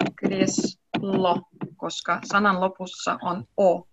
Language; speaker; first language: Finnish; non-native, learner; Russian